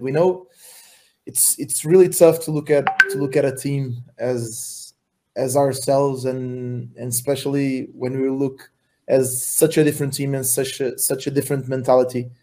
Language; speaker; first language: English; non-native, fluent; Portuguese